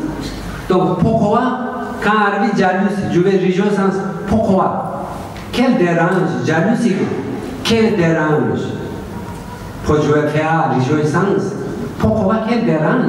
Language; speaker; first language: French; non-native, learner; Tibetan